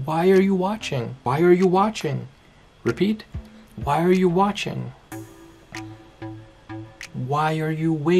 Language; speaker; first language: English; non-native, fluent; Portuguese